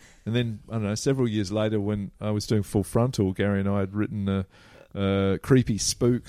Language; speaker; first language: English; native; English